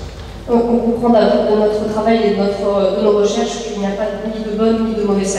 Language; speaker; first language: French; native; French